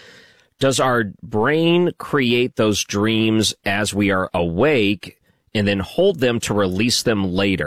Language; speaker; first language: English; native; English